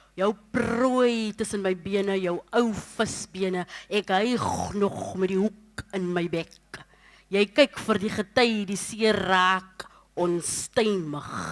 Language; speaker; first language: Afrikaans; native; Afrikaans